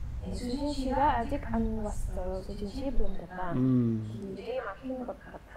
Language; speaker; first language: Korean; non-native, learner; Indonesian